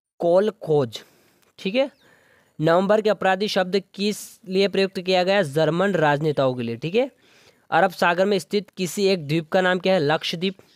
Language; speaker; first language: Hindi; native; Hindi